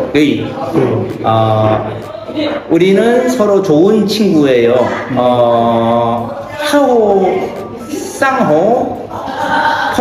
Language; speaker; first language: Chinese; non-native, learner; Korean